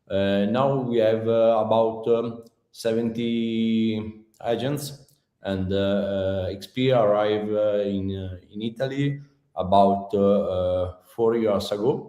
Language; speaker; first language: English; non-native, learner; Italian